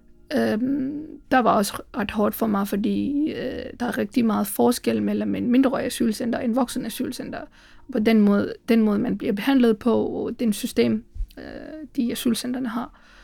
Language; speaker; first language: Danish; non-native, fluent; Tamil